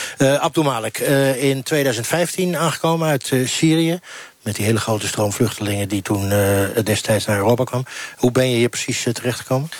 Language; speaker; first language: Dutch; native; Dutch